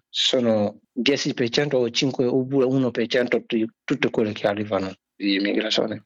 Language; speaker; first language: Italian; non-native, learner; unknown